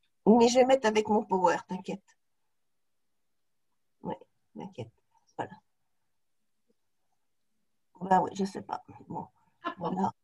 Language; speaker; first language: French; native; French